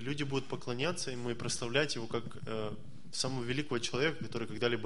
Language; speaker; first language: Russian; native; Russian